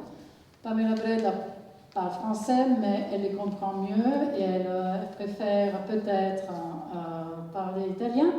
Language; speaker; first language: French; non-native, fluent; Italian